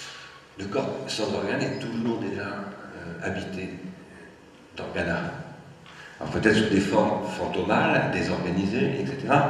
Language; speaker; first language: French; native; French